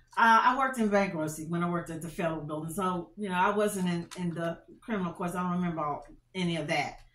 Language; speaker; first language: English; native; English